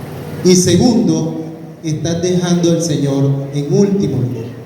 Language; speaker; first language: Spanish; native; Spanish